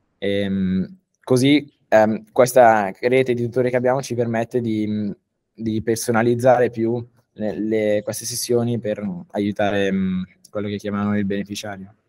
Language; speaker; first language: Italian; early bilingual, heritage; Italian